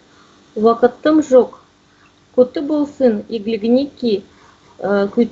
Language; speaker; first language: Kazakh; non-native, learner; Russian